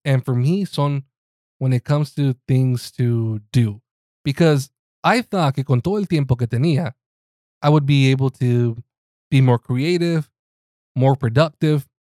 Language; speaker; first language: English; early bilingual, other home language; Spanish